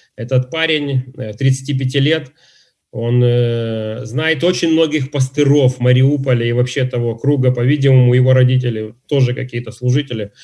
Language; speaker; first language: Russian; native; Russian